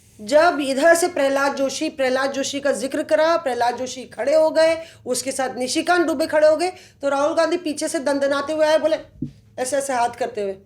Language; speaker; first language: Hindi; native; Hindi